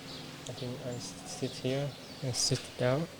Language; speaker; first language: English; non-native, learner; Vietnamese